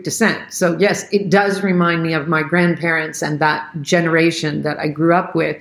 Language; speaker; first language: English; native; English